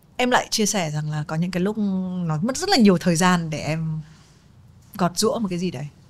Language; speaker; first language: Vietnamese; native; Vietnamese